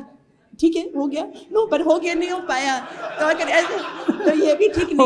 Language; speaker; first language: Hindi; non-native, learner; English